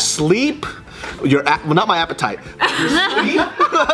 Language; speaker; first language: English; native; English